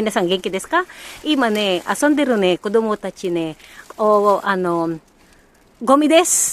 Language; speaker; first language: Japanese; non-native, fluent; Filipino